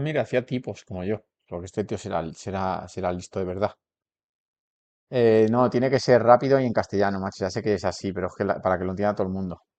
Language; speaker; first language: Spanish; native; Spanish